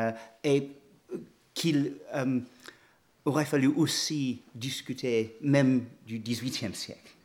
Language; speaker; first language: French; non-native, fluent; English